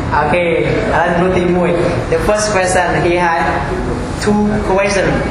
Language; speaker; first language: English; non-native, learner; Khmer